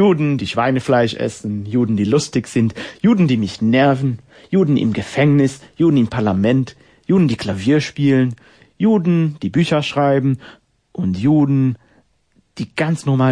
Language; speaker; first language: German; non-native, fluent; Hebrew